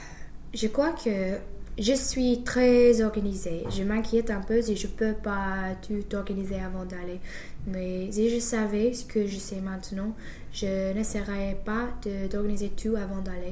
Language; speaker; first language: French; non-native, fluent; English